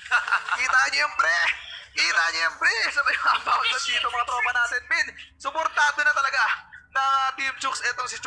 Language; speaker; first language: Filipino; native; Filipino